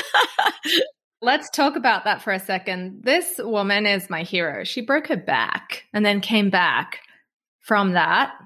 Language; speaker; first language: English; native; English